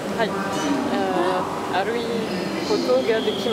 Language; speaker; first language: Japanese; non-native, learner; French